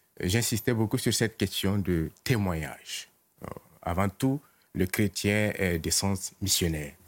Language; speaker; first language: French; non-native, local second language; Mossi